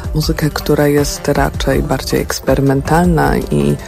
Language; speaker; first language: Polish; native; Polish